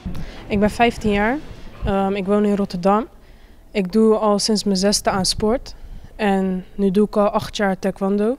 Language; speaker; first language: Dutch; early bilingual, other home language; Turkish